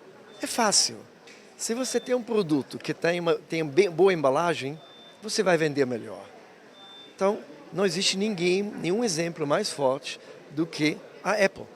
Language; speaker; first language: Portuguese; non-native, fluent; German